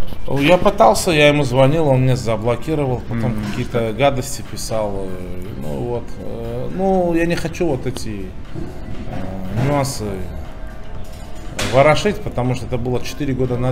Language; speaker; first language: Russian; native; Russian